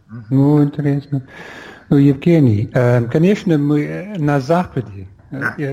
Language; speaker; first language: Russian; non-native, fluent; English